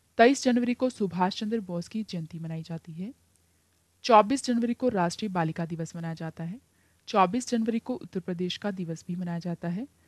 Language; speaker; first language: Hindi; native; Hindi